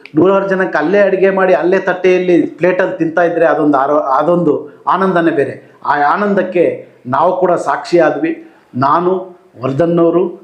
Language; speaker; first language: Kannada; native; Kannada